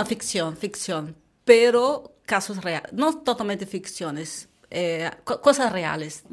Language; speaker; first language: Spanish; non-native, fluent; Portuguese